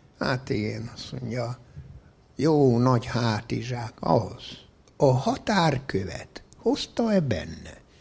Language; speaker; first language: Hungarian; native; Hungarian